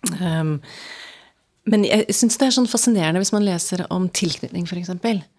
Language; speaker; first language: Norwegian; early bilingual, other home language; English